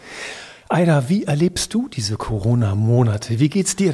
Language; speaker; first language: German; native; German